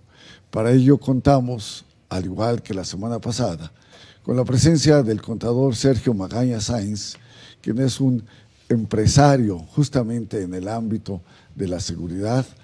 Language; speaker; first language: Spanish; native; Spanish